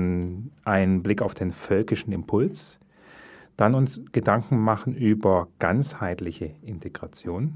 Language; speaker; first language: German; native; German